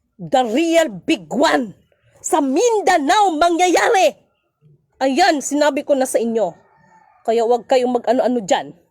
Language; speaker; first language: Filipino; non-native, local second language; Cebuano